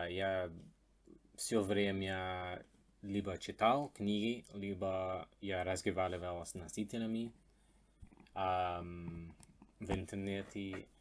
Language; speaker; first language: Russian; non-native, fluent; English